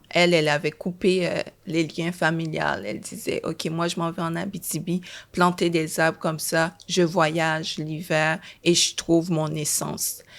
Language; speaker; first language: French; early bilingual, other home language; Haitian Creole